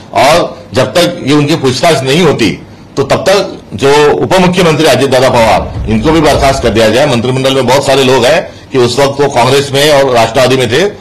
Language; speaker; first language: Hindi; non-native, local second language; Marathi